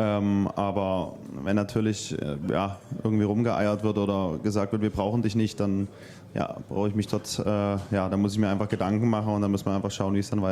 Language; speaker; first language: German; native; German